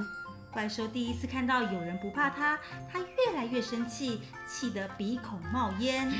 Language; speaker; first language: Chinese; native; Chinese